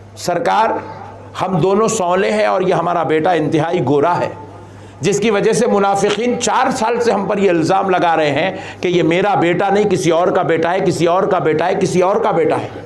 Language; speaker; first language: Hindi; non-native, local second language; Urdu